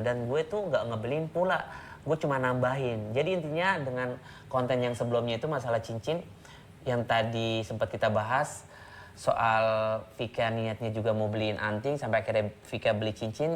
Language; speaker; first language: Indonesian; native; Indonesian